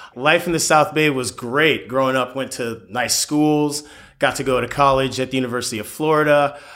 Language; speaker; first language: English; native; English